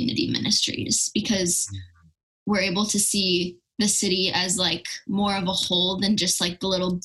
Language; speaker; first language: English; native; English